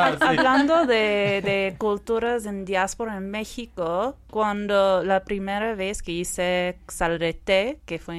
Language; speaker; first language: Spanish; non-native, fluent; English